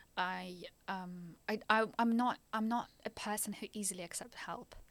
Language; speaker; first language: English; non-native, fluent; Ukrainian